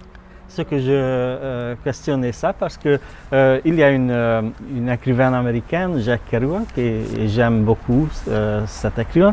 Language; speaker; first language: French; non-native, learner; Hungarian